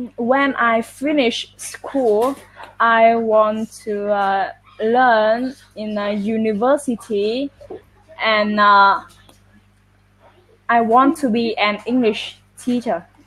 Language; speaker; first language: English; non-native, learner; Vietnamese